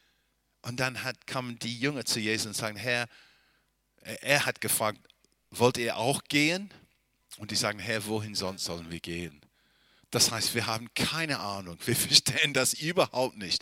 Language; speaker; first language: German; non-native, fluent; English